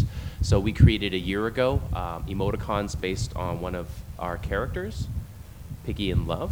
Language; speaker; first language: English; non-native, fluent; Chinese